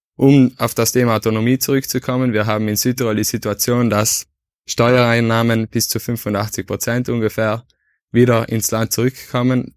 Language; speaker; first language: German; native; German